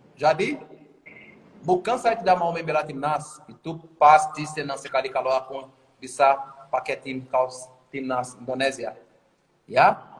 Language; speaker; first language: Indonesian; non-native, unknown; Portuguese